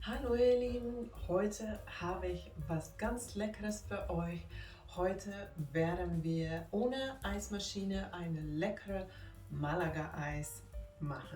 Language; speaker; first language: German; non-native, fluent; Finnish